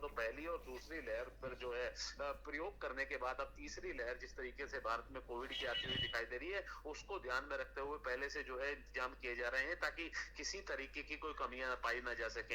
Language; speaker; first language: Hindi; native; Hindi